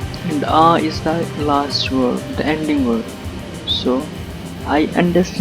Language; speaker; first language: English; non-native, local second language; Punjabi